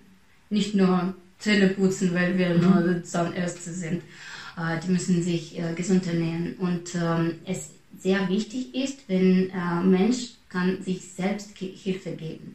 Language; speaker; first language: German; non-native, fluent; Russian